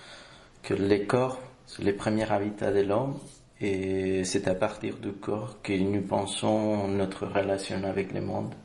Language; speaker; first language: French; non-native, fluent; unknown